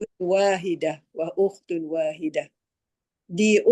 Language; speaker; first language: Arabic; non-native, learner; Malay